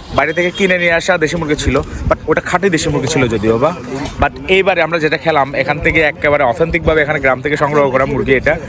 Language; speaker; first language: Bangla; non-native, local second language; Chakma